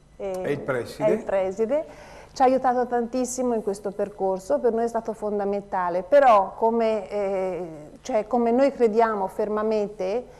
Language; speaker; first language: Italian; native; Italian